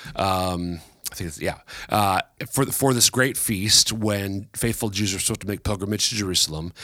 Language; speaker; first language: English; native; English